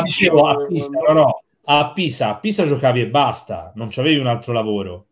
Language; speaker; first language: Italian; native; Italian